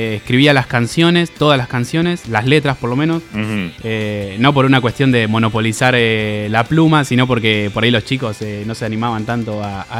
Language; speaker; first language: Spanish; native; Spanish